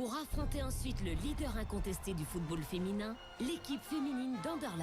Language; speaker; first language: French; native; French